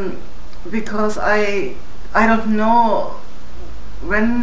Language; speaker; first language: English; non-native, learner; German